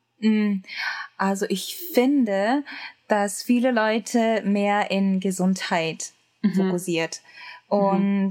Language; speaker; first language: German; non-native, learner; Japanese